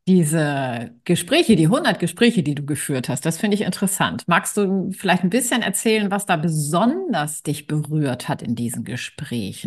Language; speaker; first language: German; native; German